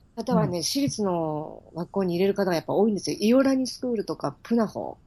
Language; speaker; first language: Japanese; native; Japanese